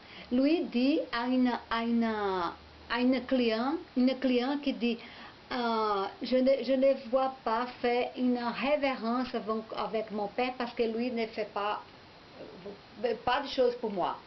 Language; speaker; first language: French; non-native, learner; Portuguese